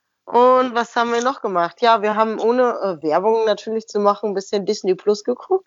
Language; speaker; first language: German; native; German